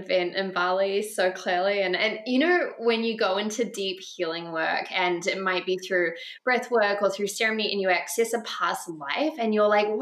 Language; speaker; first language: English; native; English